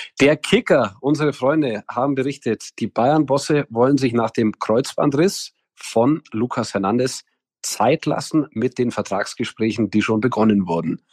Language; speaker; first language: German; native; German